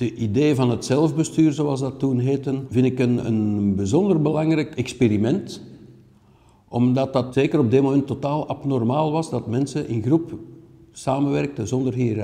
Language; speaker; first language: Dutch; native; Dutch